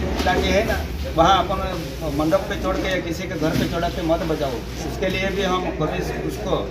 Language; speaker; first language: Hindi; non-native, local second language; Gujarati